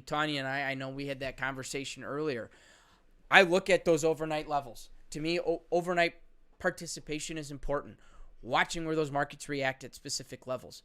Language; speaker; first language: English; native; English